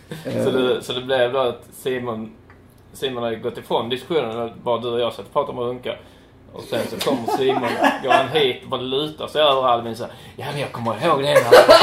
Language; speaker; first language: Swedish; native; Swedish